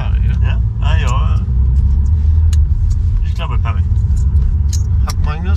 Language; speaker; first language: German; non-native, learner; Swedish